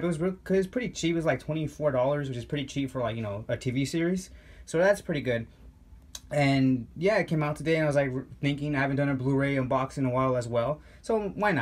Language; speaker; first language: English; native; English